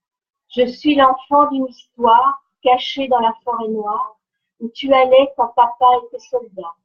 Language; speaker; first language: French; native; French